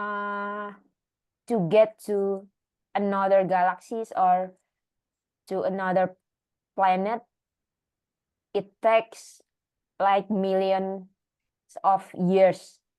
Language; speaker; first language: English; non-native, learner; Indonesian